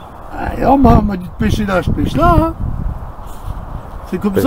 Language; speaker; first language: French; native; French